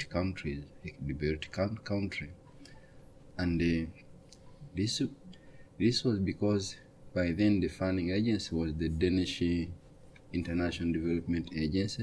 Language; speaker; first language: English; non-native, local second language; Ganda